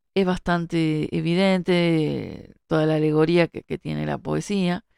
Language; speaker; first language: Spanish; native; Spanish